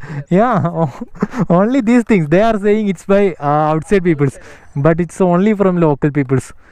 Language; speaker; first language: English; non-native, local second language; Malayalam